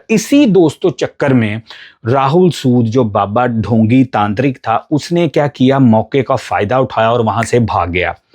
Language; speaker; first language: Hindi; non-native, local second language; Punjabi